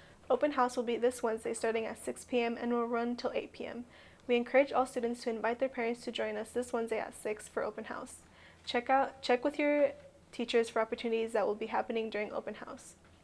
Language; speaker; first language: English; native; English